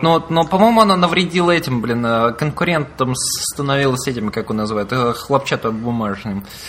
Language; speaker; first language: Russian; native; Russian